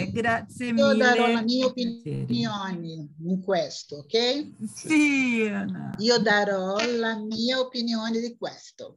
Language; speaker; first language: Italian; non-native, learner; Portuguese